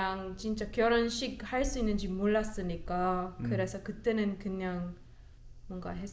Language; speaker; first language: Korean; non-native, learner; German